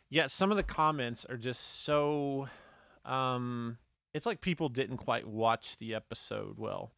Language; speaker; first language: English; native; English